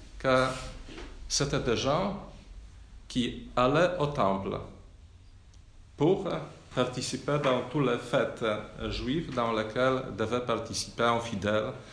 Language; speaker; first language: French; non-native, fluent; Polish